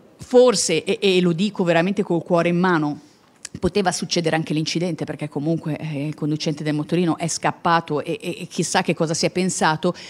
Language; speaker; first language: Italian; native; Italian